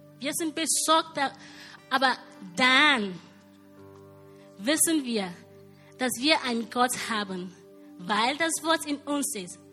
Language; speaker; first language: German; non-native, learner; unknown